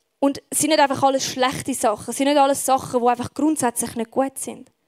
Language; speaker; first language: German; native; German